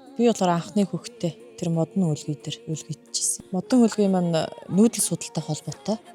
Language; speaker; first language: Mongolian; non-native, local second language; Kazakh